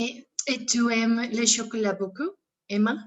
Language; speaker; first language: French; non-native, learner; Spanish